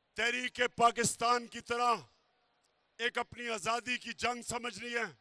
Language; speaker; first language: Urdu; native; Urdu